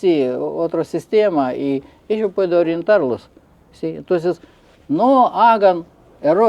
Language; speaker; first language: Spanish; non-native, fluent; Russian